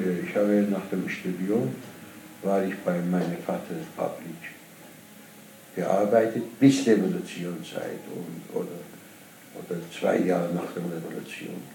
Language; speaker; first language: German; non-native, learner; Persian